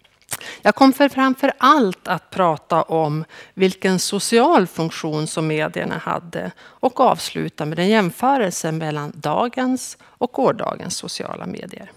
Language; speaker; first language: Swedish; native; Swedish